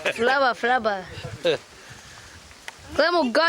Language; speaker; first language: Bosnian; early bilingual, heritage; English